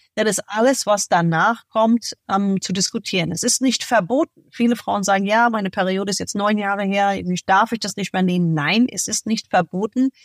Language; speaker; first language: German; non-native, fluent; English